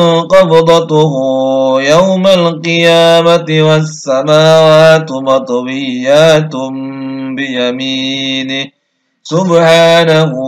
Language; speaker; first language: Arabic; non-native, learner; Indonesian